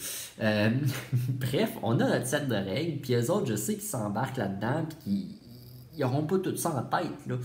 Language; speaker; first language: French; native; French